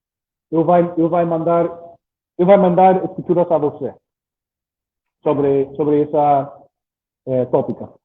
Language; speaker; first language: Portuguese; non-native, learner; English